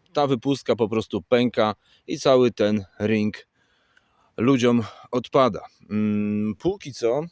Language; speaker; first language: Polish; native; Polish